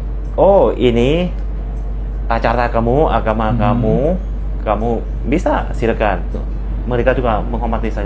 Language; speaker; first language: Indonesian; non-native, fluent; Lao